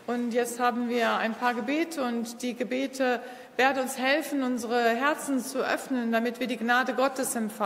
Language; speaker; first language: German; native; German